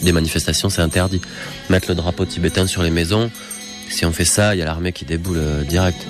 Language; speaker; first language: French; native; French